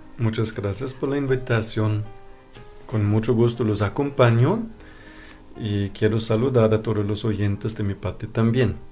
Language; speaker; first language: Spanish; non-native, fluent; German